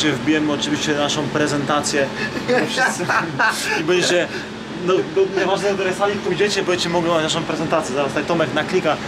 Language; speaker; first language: Polish; native; Polish